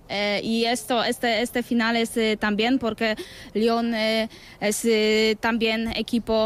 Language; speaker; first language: Spanish; non-native, learner; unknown